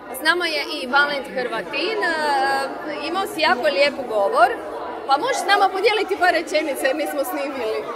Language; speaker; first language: Croatian; native; Croatian